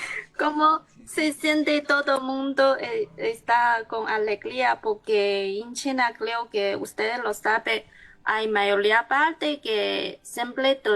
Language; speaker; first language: Spanish; non-native, learner; Chinese